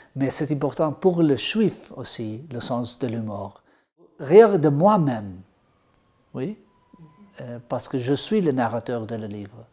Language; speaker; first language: French; non-native, learner; Spanish